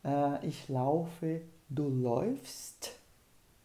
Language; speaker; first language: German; non-native, fluent; Portuguese